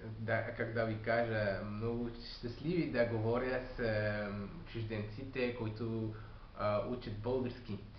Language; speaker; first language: Bulgarian; non-native, learner; French